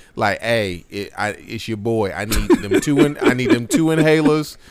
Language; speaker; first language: English; native; English